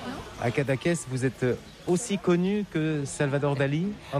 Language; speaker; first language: French; native; French